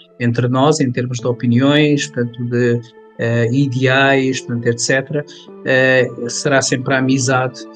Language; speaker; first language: Portuguese; early bilingual, other home language; Kabuverdianu